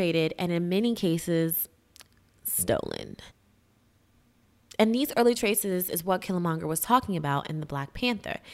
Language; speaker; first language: English; native; English